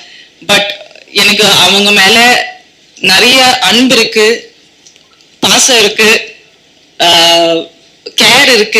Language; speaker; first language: Tamil; non-native, learner; Malayalam